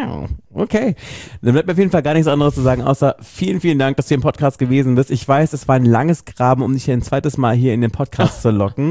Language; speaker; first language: German; native; German